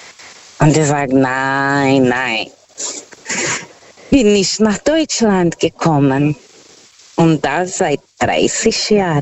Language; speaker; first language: German; non-native, fluent; Portuguese